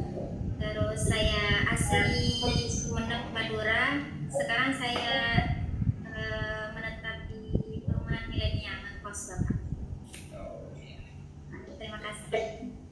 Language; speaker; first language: Indonesian; non-native, local second language; Madurese